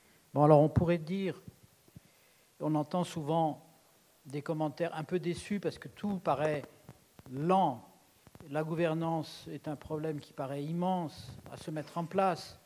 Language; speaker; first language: French; native; French